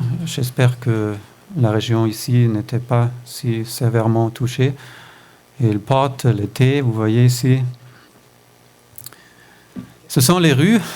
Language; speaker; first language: French; non-native, fluent; German